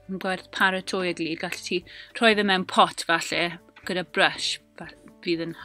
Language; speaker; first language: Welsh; non-native, local second language; English